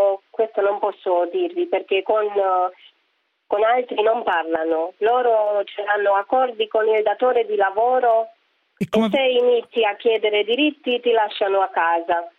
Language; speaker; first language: Italian; non-native, fluent; Romanian